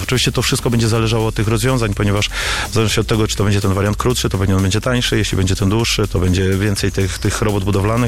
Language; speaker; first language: Polish; native; Polish